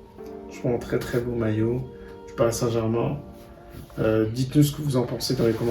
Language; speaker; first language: French; native; French